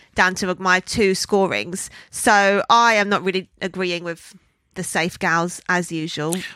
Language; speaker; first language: English; native; English